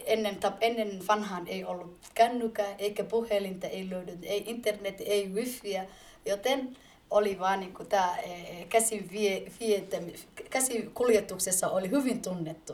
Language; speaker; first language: Finnish; early bilingual, other home language; Somali